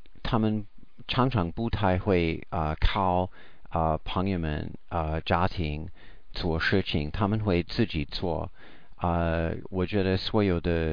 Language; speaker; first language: Chinese; non-native, learner; English